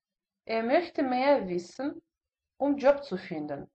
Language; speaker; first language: German; non-native, fluent; Russian